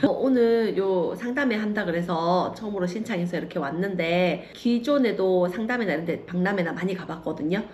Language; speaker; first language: Korean; native; Korean